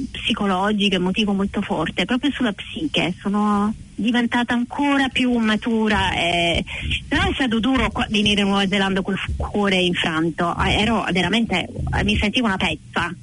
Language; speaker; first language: Italian; non-native, fluent; English